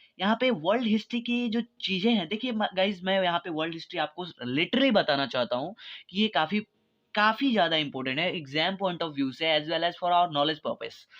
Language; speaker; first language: Hindi; native; Hindi